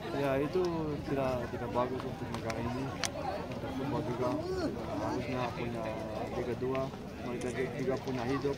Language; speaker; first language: Indonesian; non-native, fluent; Dutch